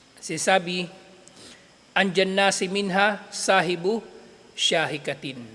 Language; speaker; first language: Filipino; native; Filipino